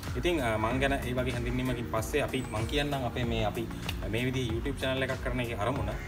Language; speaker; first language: Sinhala; native; Sinhala